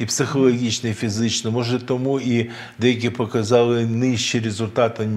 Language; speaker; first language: Ukrainian; native; Ukrainian